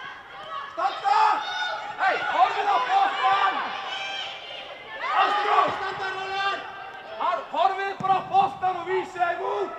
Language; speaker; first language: Icelandic; non-native, learner; Swedish